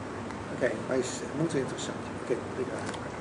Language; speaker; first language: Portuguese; non-native, learner; Dutch